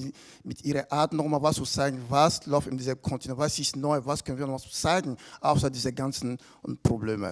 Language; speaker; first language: German; non-native, fluent; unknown